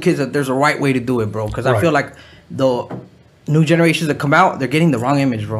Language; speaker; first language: English; early bilingual, other home language; Spanish